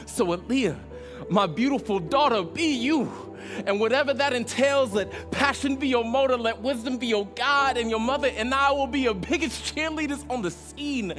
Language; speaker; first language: English; native; English